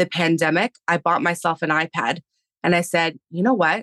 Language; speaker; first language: English; early bilingual, other home language; Spanish